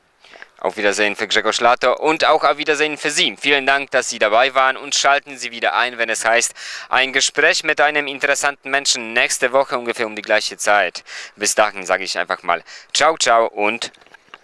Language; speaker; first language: German; non-native, fluent; Polish